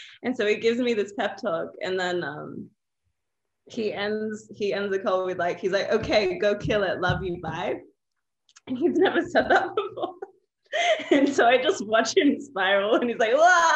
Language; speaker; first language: English; native; English